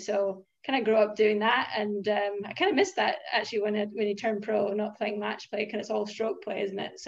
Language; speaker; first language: English; native; English